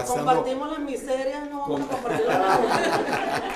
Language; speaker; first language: Spanish; native; Spanish